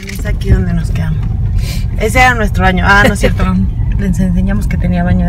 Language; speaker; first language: Spanish; native; Spanish